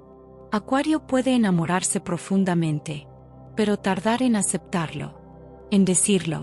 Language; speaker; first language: Spanish; native; Spanish